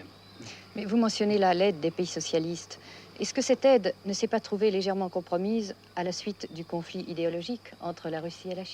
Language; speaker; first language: French; native; French